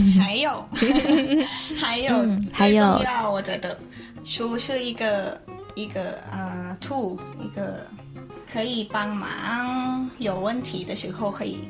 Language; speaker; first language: Chinese; non-native, learner; Thai